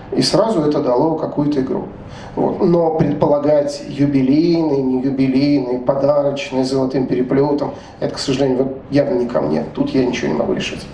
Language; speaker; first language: Russian; native; Russian